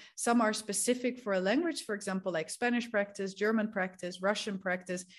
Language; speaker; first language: English; non-native, fluent; Dutch